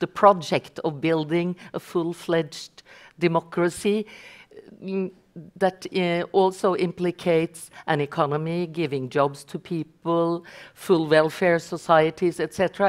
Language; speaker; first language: English; non-native, fluent; Norwegian